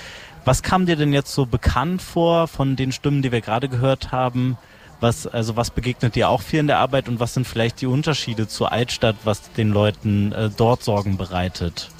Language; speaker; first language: German; native; German